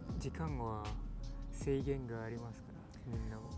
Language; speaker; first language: Japanese; non-native, learner; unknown